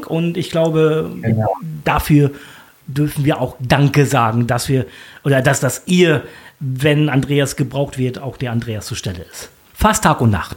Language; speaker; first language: German; native; German